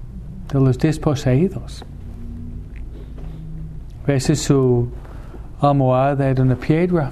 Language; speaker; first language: Spanish; non-native, fluent; English